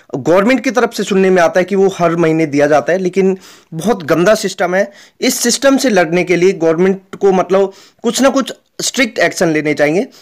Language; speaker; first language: Hindi; native; Hindi